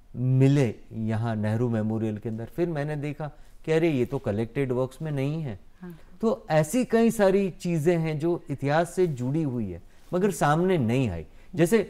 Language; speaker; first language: Hindi; non-native, local second language; Gujarati